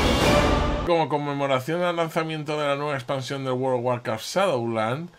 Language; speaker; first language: Spanish; native; Spanish